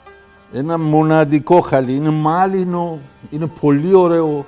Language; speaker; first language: Greek; non-native, learner; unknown